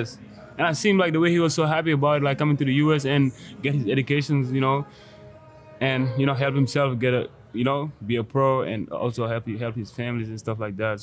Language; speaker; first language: English; non-native, fluent; Wolof